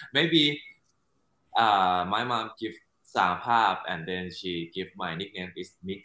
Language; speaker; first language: English; non-native, fluent; Thai